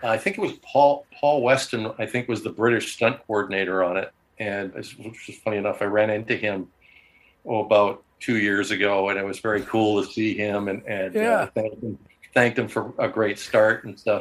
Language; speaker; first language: English; native; English